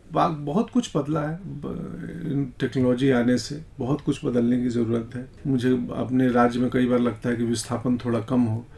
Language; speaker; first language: Hindi; native; Hindi